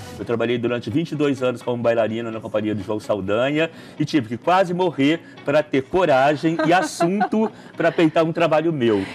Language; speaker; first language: Portuguese; native; Portuguese